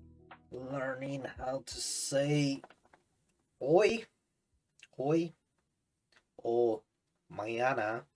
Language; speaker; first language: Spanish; non-native, learner; English